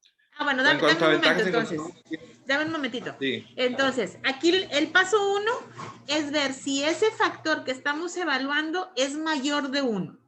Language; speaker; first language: Spanish; native; Spanish